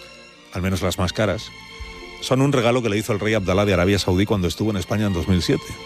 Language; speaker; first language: Spanish; native; Spanish